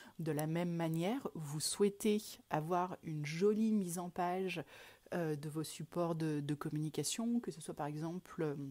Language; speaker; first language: French; native; French